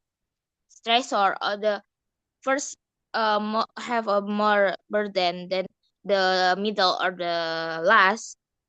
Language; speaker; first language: English; non-native, learner; Indonesian